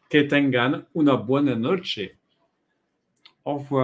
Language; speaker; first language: Spanish; non-native, learner; French